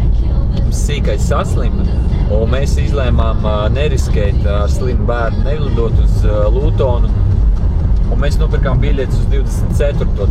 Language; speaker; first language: Latvian; native; Latvian